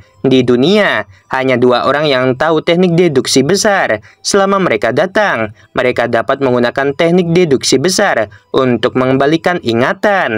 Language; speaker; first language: Indonesian; native; Indonesian